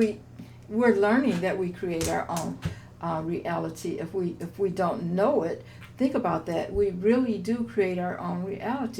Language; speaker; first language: English; native; English